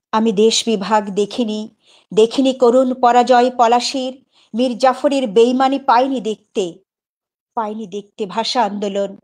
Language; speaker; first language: Bangla; native; Bangla